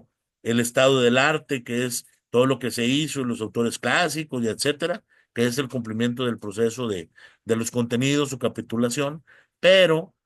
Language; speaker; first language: Spanish; native; Spanish